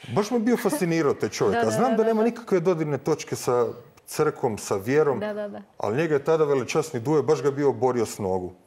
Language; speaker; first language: Croatian; native; Croatian